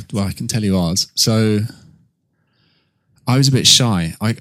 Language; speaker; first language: English; native; English